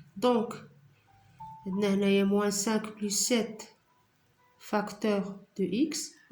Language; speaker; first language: French; non-native, local second language; Arabic